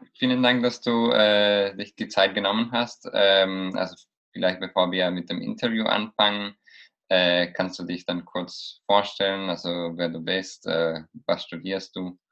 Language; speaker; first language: German; non-native, fluent; Spanish